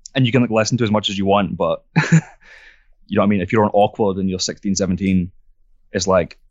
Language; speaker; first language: English; non-native, fluent; French